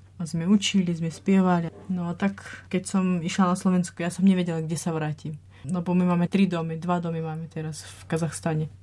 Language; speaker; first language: Slovak; non-native, fluent; Russian